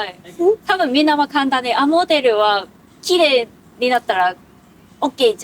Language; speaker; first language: Japanese; non-native, learner; Cantonese